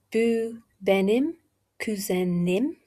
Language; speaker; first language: Turkish; non-native, learner; English